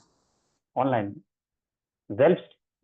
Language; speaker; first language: German; non-native, fluent; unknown